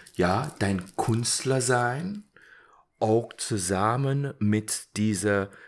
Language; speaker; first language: German; non-native, fluent; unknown